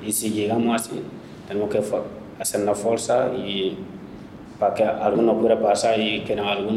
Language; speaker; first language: Spanish; non-native, learner; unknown